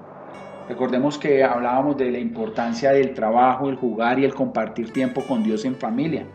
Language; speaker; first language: Spanish; native; Spanish